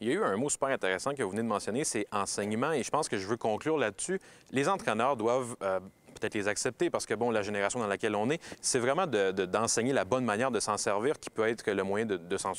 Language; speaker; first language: French; native; French